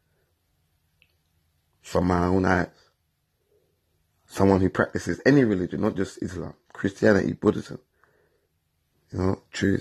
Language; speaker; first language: English; native; English